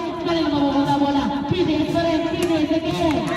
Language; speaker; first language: Filipino; native; Filipino